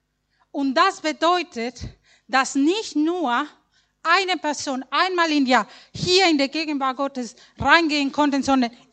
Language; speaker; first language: German; non-native, learner; Spanish